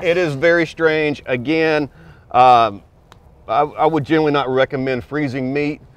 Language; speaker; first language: English; native; English